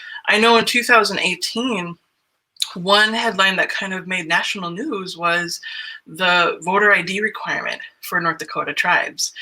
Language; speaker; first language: English; native; English